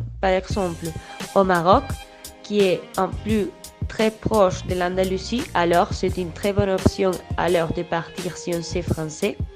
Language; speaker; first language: French; non-native, learner; Spanish